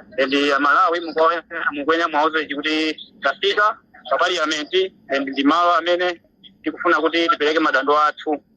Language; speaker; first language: Nyanja; native; Nyanja